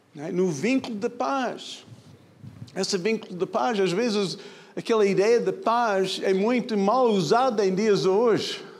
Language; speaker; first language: Portuguese; non-native, fluent; English